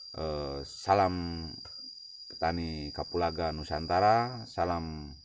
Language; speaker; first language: Indonesian; non-native, local second language; Sundanese